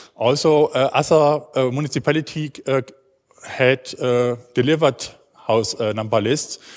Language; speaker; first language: English; non-native, learner; German